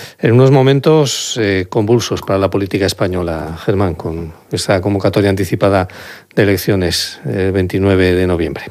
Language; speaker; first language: Spanish; native; Spanish